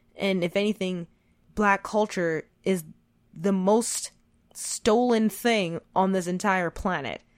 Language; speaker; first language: English; native; English